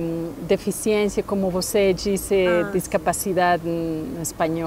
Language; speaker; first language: Portuguese; non-native, fluent; Spanish